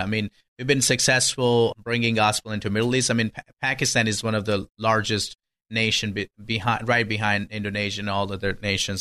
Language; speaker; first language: English; non-native, local second language; Urdu